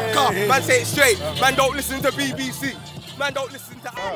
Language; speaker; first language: English; non-native, learner; Arabic